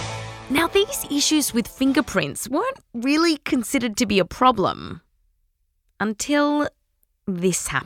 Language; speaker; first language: English; native; English